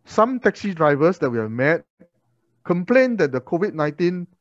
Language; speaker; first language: English; non-native, local second language; Chinese